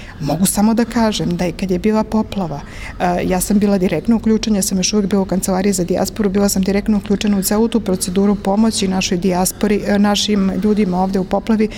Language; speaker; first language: Serbian; native; Serbian